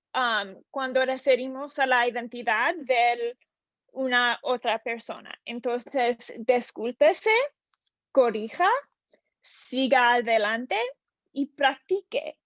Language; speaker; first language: Spanish; non-native, learner; English